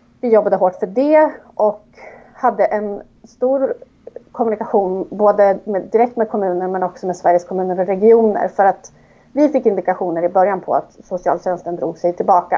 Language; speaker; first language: Swedish; native; Swedish